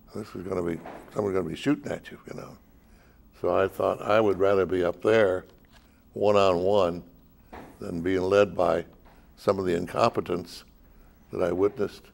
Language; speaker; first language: English; native; English